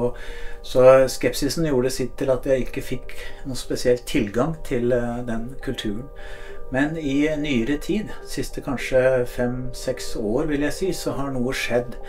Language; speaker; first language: Norwegian; native; Norwegian